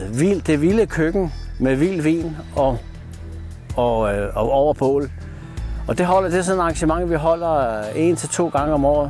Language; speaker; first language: Danish; native; Danish